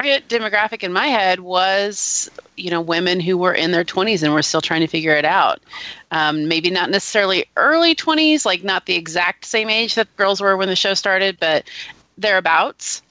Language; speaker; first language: English; native; English